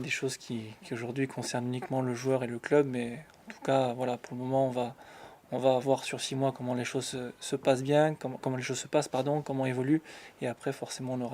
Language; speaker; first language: French; native; French